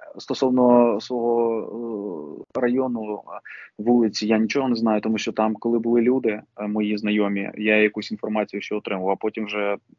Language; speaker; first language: Ukrainian; non-native, local second language; Russian